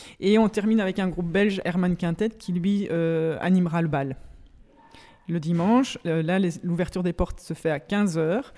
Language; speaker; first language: French; native; French